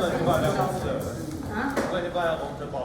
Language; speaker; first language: Chinese; native; Chinese